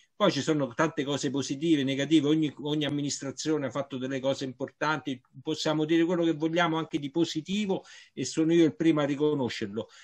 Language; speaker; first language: Italian; native; Italian